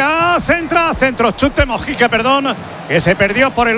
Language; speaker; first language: Spanish; native; Spanish